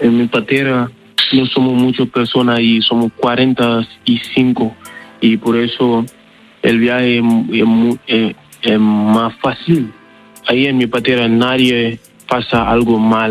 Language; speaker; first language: Spanish; non-native, learner; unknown